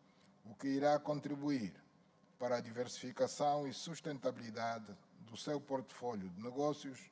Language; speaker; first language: Portuguese; native; Portuguese